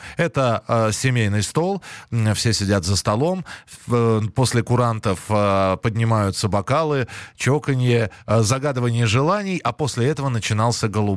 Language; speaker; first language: Russian; native; Russian